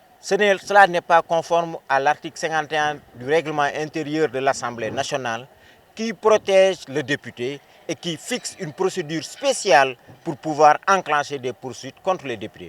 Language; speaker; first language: French; non-native, local second language; Wolof